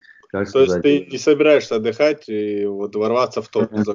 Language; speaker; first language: Russian; native; Russian